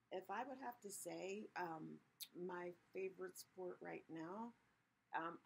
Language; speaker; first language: English; native; English